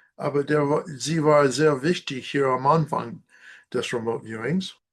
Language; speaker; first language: German; non-native, learner; English